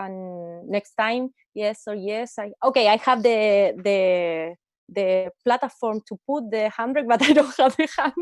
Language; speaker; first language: English; non-native, learner; Spanish